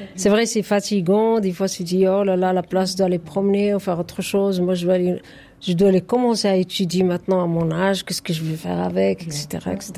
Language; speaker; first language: French; non-native, fluent; Arabic